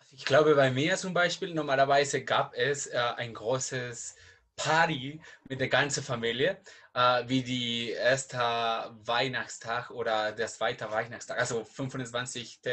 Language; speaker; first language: German; non-native, learner; Spanish